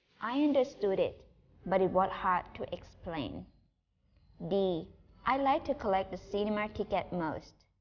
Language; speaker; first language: English; non-native, fluent; Thai